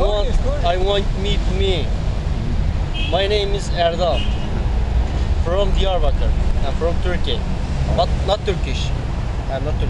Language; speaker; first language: English; non-native, learner; Kurdish